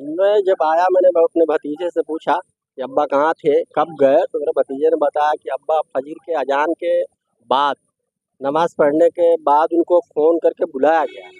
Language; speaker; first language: Hindi; native; Hindi